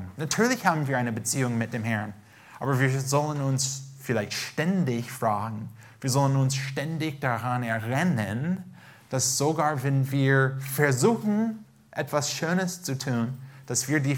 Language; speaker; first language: German; non-native, fluent; English